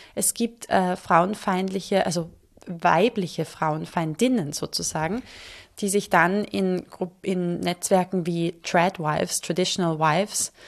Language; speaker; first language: German; native; German